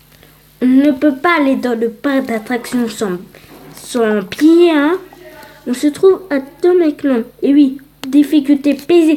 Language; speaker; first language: French; early bilingual, other home language; Polish